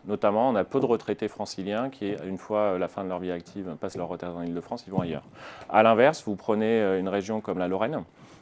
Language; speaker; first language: French; native; French